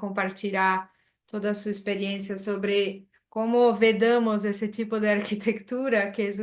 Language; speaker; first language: Spanish; non-native, learner; Portuguese